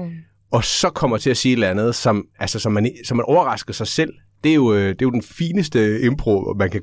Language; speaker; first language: Danish; native; Danish